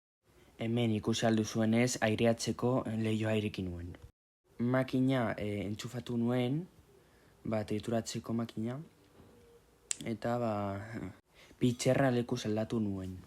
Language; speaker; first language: Basque; non-native, local second language; Spanish